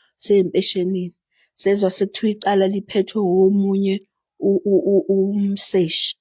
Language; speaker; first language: Zulu; native; Zulu